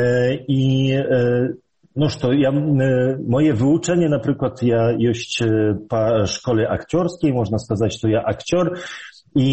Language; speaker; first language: Belarusian; early bilingual, heritage; Polish